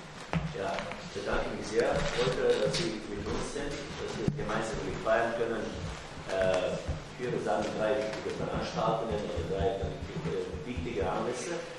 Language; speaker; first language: German; non-native, fluent; Croatian